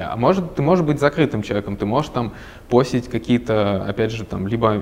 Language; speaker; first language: Russian; native; Russian